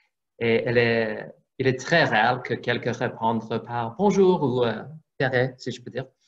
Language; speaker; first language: French; non-native, fluent; English